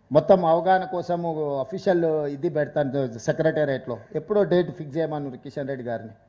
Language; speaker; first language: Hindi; non-native, local second language; Telugu